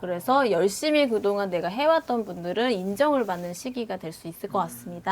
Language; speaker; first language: Korean; native; Korean